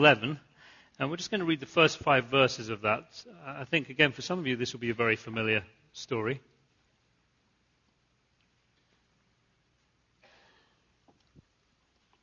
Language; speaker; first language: English; native; English